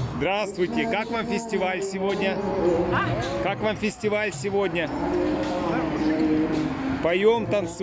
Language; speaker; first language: Russian; native; Russian